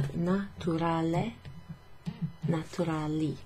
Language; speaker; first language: Italian; non-native, fluent; English